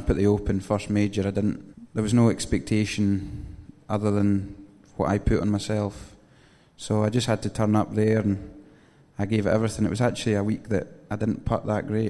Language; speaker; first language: English; native; English